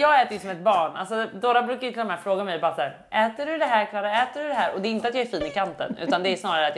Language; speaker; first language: Swedish; native; Swedish